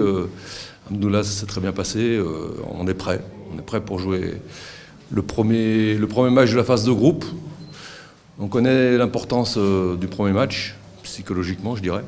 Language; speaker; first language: French; native; French